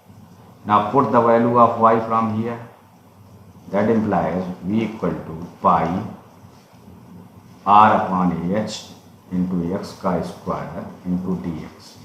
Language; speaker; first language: English; non-native, local second language; Hindi